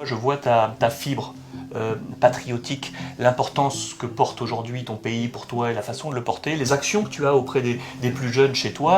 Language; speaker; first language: French; native; French